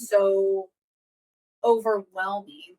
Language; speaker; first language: English; native; English